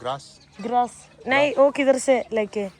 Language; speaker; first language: Hindi; non-native, local second language; Malayalam